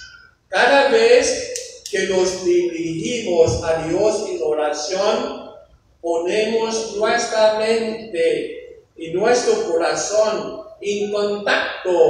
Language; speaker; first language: Spanish; non-native, fluent; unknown